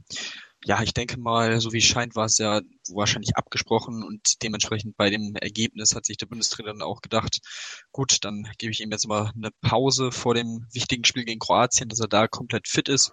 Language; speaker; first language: German; native; German